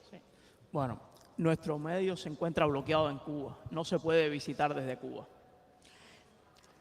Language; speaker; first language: Spanish; native; Spanish